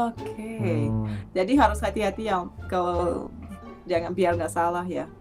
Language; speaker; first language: Indonesian; non-native, fluent; Russian